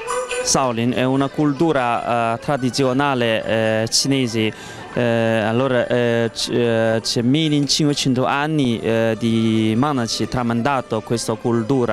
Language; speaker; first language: Italian; non-native, learner; Chinese